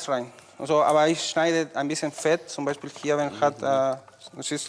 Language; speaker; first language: German; non-native, learner; Spanish